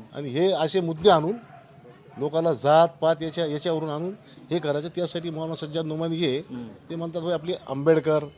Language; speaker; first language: Marathi; non-native, local second language; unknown